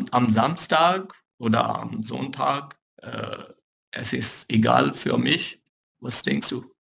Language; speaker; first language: German; non-native, learner; Urdu